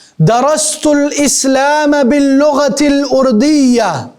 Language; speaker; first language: Arabic; non-native, fluent; Urdu